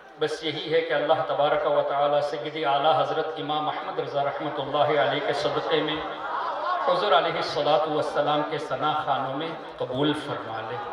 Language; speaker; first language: Urdu; non-native, fluent; Tamil